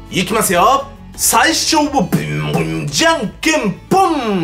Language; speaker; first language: Japanese; native; Japanese